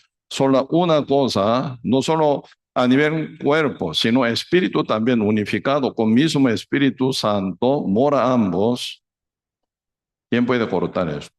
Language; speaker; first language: Spanish; non-native, fluent; Korean